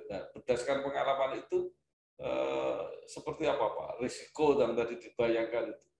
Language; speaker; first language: Indonesian; native; Indonesian